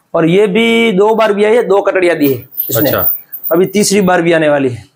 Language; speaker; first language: Hindi; non-native, local second language; Gujarati